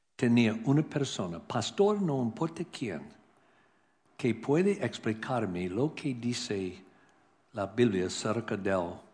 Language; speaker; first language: Spanish; non-native, learner; English